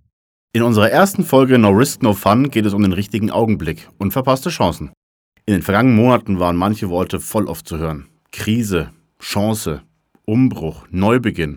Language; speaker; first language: German; native; German